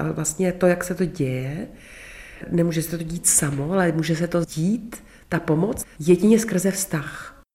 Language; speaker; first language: Czech; native; Czech